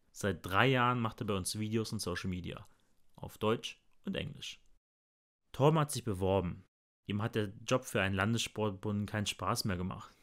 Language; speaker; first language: German; early bilingual, other home language; Bosnian